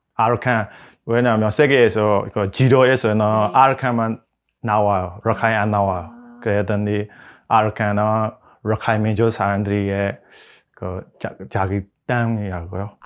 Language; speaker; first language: Korean; non-native, learner; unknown